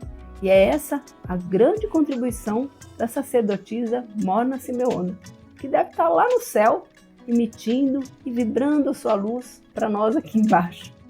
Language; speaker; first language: Portuguese; native; Portuguese